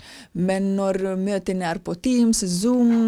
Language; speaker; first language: Norwegian; non-native, fluent; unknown